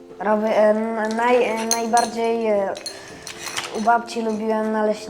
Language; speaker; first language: Polish; early bilingual, other home language; Russian